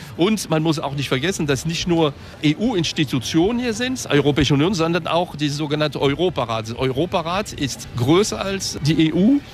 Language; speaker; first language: German; non-native, local second language; French